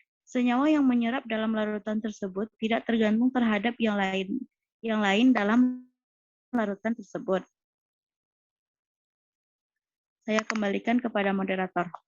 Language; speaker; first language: Indonesian; native; Indonesian